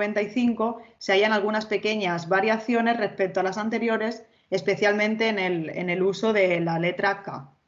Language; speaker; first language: Spanish; native; Spanish